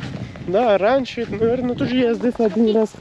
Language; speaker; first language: Russian; non-native, local second language; Kyrgyz